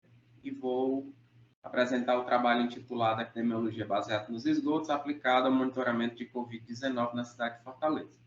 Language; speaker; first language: Portuguese; native; Portuguese